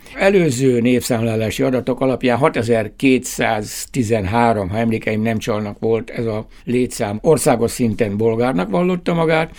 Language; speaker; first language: Hungarian; native; Hungarian